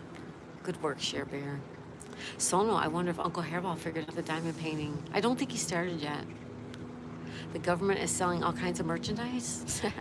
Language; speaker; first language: English; native; English